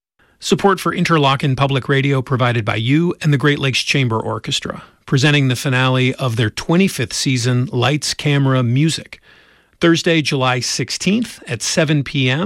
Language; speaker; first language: English; native; English